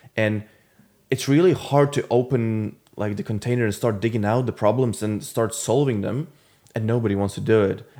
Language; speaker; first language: English; non-native, fluent; Latvian